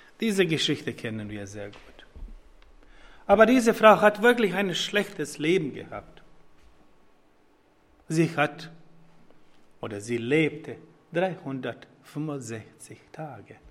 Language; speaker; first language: German; non-native, fluent; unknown